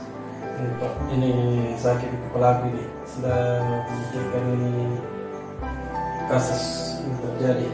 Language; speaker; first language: Indonesian; native; Indonesian